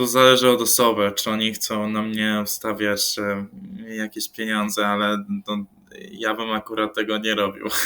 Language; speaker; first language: Polish; early bilingual, heritage; English